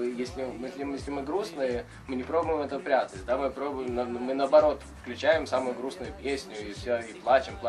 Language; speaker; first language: Russian; early bilingual, heritage; Russian